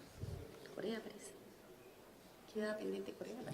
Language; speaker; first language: Spanish; native; Spanish